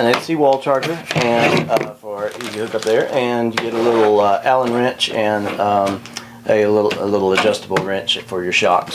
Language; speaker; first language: English; native; English